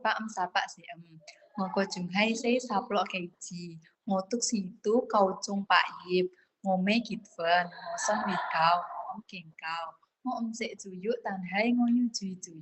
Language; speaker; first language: Cantonese; non-native, learner; Indonesian